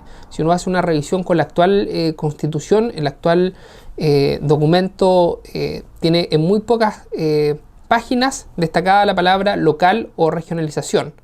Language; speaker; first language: Spanish; native; Spanish